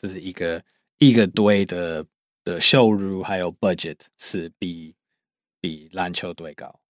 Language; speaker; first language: Chinese; non-native, fluent; English